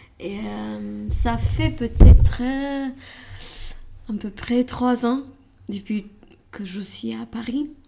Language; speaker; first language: French; non-native, learner; Romanian